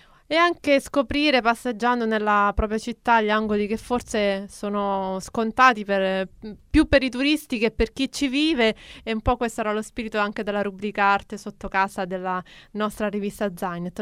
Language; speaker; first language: Italian; native; Italian